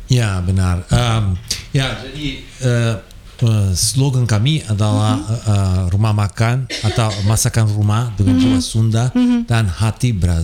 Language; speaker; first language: Indonesian; non-native, fluent; Portuguese